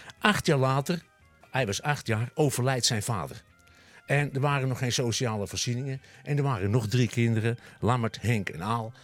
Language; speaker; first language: Dutch; native; Dutch